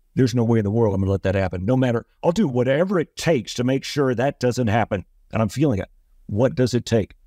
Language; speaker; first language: English; native; English